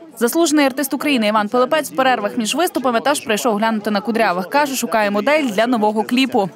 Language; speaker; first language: Ukrainian; native; Ukrainian